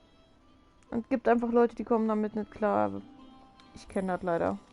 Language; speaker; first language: German; native; German